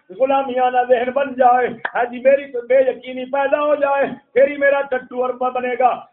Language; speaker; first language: Urdu; non-native, local second language; Punjabi